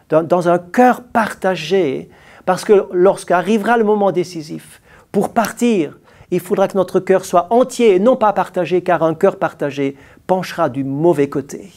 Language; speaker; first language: French; native; French